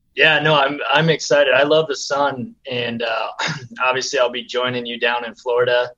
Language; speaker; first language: English; native; English